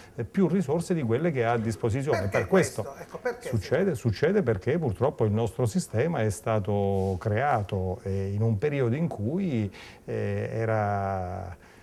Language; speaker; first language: Italian; native; Italian